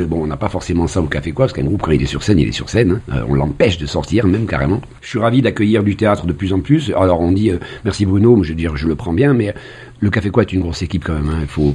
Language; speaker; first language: French; native; French